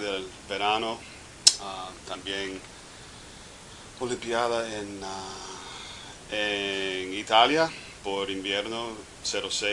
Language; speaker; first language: Spanish; non-native, fluent; English